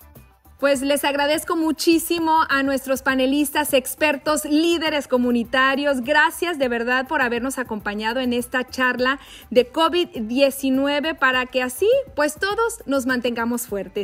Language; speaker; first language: Spanish; native; Spanish